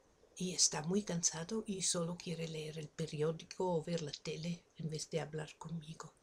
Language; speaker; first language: Spanish; non-native, fluent; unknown